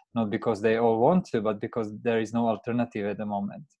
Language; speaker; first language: English; non-native, fluent; Croatian